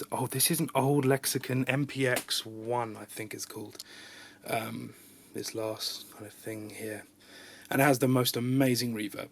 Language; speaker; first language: English; native; English